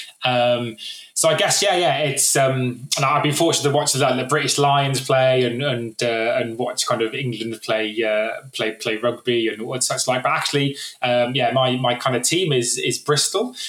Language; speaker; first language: English; native; English